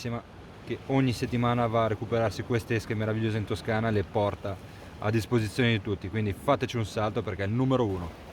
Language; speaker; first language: Italian; native; Italian